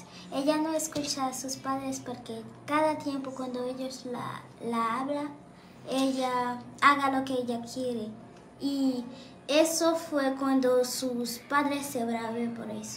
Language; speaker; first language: Spanish; non-native, learner; Haitian Creole